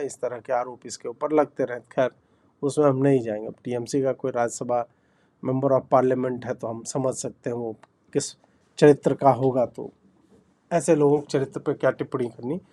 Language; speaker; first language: Hindi; native; Hindi